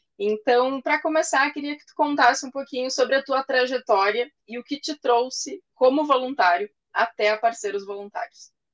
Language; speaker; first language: Portuguese; native; Portuguese